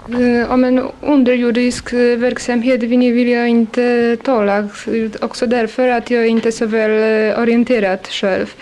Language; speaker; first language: Swedish; non-native, fluent; Polish